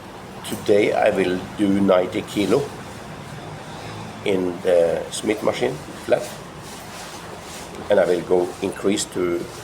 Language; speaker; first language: English; non-native, fluent; Norwegian